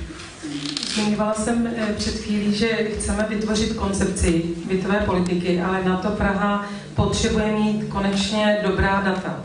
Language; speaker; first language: Czech; native; Czech